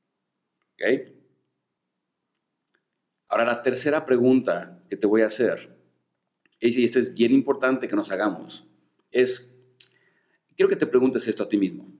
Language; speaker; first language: Spanish; native; Spanish